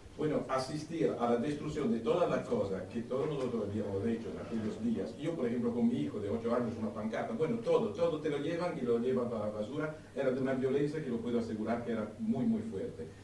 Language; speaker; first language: Spanish; non-native, fluent; Italian